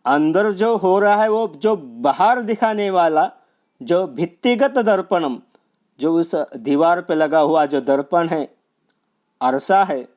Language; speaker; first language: Hindi; non-native, local second language; Marathi